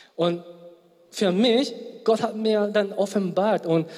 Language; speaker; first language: German; non-native, fluent; Korean